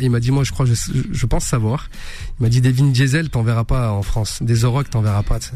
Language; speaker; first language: French; early bilingual, other home language; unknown